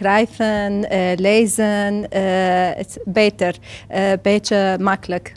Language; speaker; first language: Dutch; non-native, learner; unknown